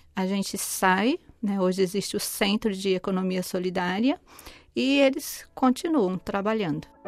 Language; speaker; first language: Portuguese; native; Portuguese